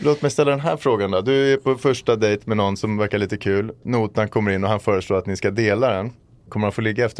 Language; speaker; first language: Swedish; native; Swedish